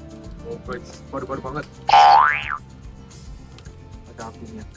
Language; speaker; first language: Indonesian; non-native, fluent; Japanese